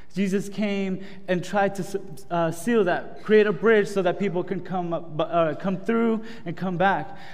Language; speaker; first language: English; early bilingual, other home language; Spanish